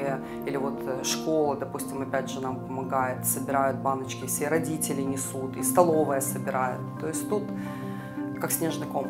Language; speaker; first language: Russian; native; Russian